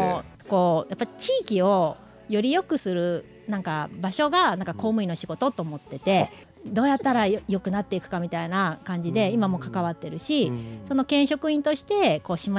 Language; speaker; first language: Japanese; native; Japanese